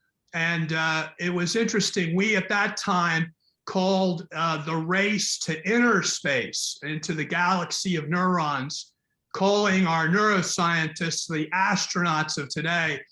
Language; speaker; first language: English; native; English